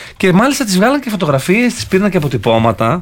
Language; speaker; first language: Greek; native; Greek